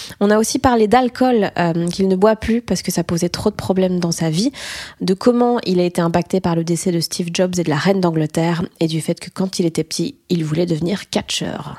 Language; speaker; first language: French; native; French